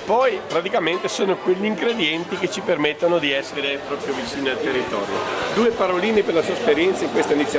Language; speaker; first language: Italian; native; Italian